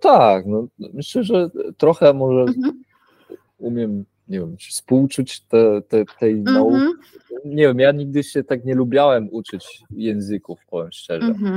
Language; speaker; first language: Polish; early bilingual, heritage; Polish